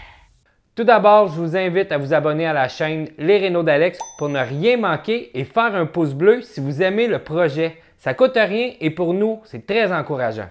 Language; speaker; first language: French; native; French